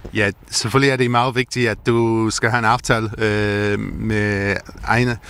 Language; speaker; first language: Danish; non-native, fluent; English